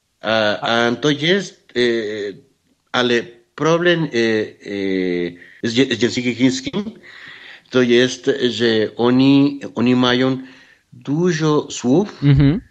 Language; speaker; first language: Polish; non-native, learner; Spanish